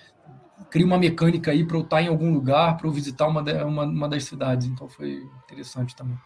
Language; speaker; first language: Portuguese; native; Portuguese